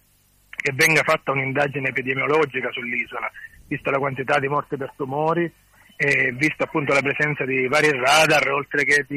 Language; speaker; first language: Italian; native; Italian